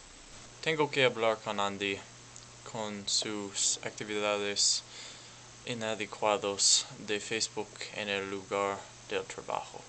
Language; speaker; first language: Spanish; non-native, learner; English